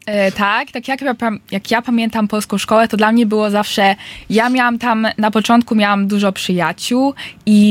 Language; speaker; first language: Polish; early bilingual, heritage; Polish